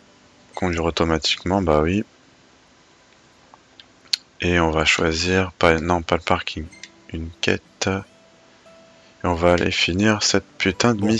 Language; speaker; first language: French; native; French